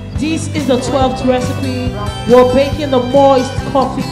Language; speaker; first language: English; native; English